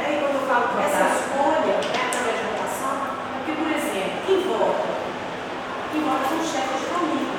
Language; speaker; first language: Portuguese; native; Portuguese